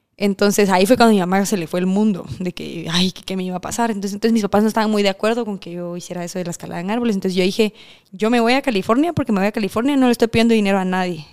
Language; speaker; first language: Spanish; native; Spanish